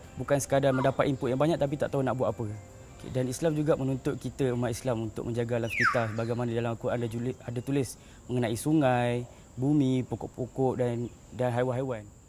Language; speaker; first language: Malay; native; Malay